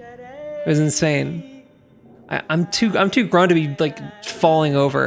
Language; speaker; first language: English; native; English